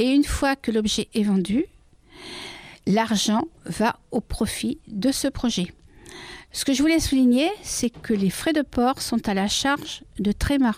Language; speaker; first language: French; native; French